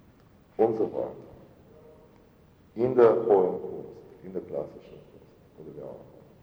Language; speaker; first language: German; non-native, fluent; Russian